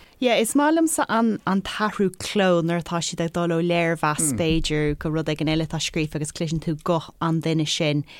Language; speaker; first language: Irish; non-native, local second language; English